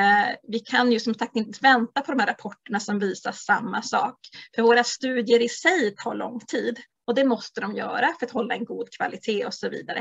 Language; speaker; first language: Swedish; native; Swedish